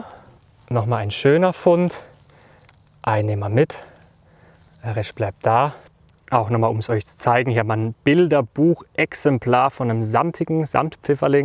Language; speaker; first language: German; native; German